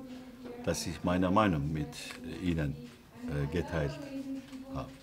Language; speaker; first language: German; non-native, fluent; Turkish